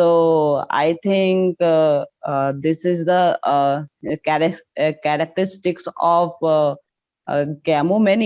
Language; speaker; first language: English; non-native, learner; Hindi